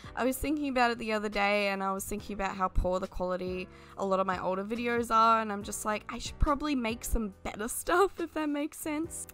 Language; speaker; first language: English; native; English